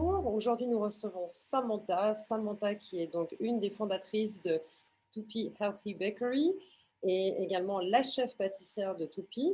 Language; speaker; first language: French; native; French